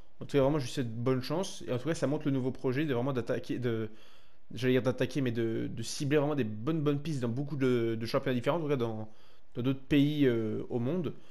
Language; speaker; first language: French; native; French